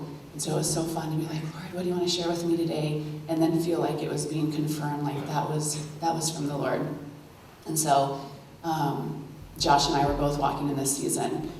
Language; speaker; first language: English; native; English